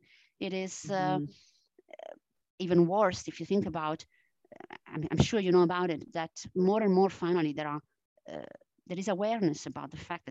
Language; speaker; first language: English; non-native, fluent; Italian